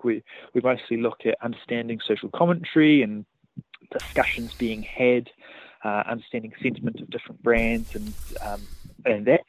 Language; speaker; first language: English; native; English